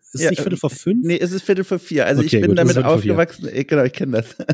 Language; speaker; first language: German; native; German